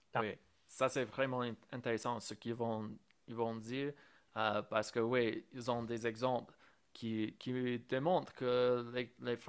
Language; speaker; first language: French; non-native, fluent; English